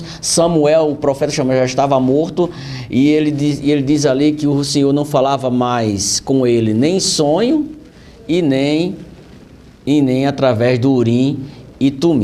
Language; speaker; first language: Portuguese; native; Portuguese